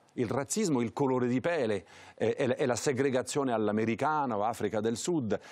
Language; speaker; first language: Italian; early bilingual, heritage; French